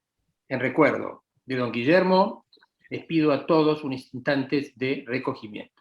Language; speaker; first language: Spanish; native; Spanish